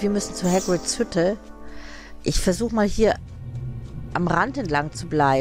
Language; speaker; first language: German; native; German